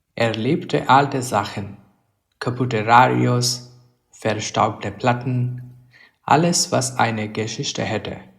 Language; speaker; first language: German; non-native, learner; English